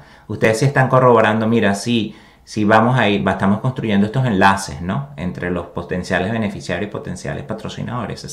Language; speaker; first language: Spanish; native; Spanish